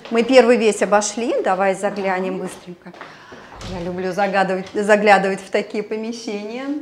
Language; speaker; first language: Russian; native; Russian